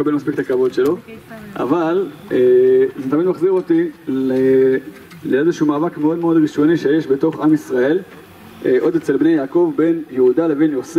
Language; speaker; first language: Hebrew; native; Hebrew